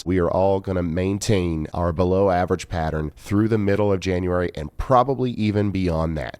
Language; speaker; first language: English; native; English